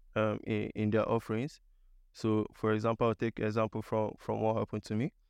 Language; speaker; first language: English; non-native, local second language; Igbo